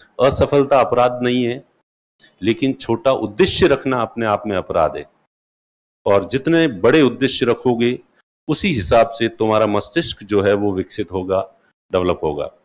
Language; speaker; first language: Hindi; non-native, local second language; Marwari